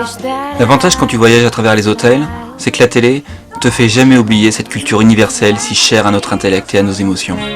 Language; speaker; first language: French; native; French